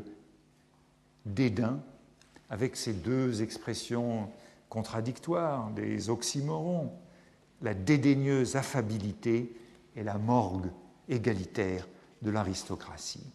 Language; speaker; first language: French; native; French